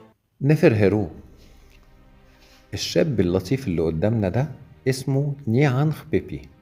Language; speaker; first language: Arabic; native; Arabic